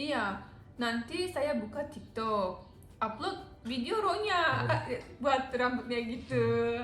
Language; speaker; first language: Indonesian; non-native, learner; Turkish